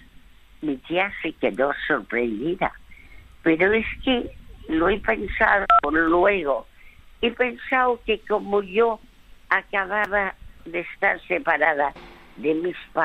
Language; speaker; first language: Spanish; early bilingual, other home language; French